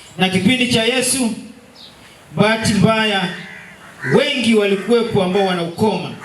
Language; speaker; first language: Swahili; non-native, local second language; Luo (Kenya and Tanzania)